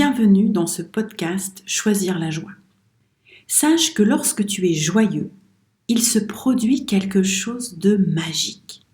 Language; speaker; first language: French; native; French